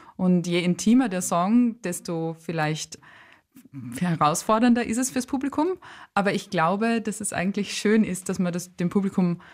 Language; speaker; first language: German; native; German